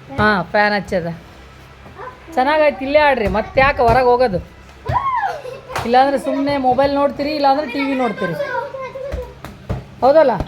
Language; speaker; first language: Kannada; native; Kannada